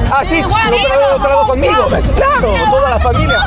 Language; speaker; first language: Spanish; non-native, learner; French